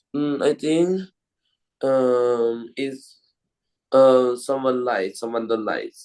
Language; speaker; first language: English; non-native, learner; Thai